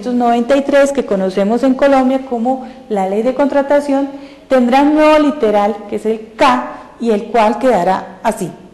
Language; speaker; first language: Spanish; native; Spanish